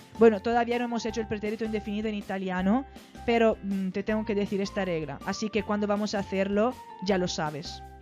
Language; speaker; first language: Spanish; non-native, fluent; Italian